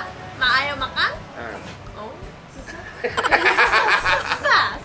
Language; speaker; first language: Indonesian; non-native, learner; Japanese